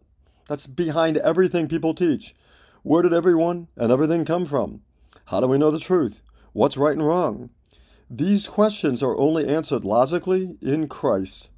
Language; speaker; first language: English; native; English